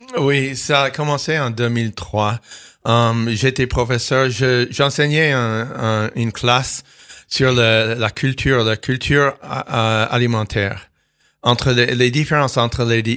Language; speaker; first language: French; non-native, fluent; English